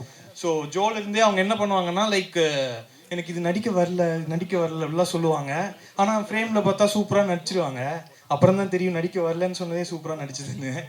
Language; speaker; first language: Tamil; native; Tamil